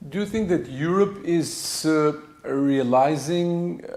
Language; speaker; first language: English; non-native, fluent; Albanian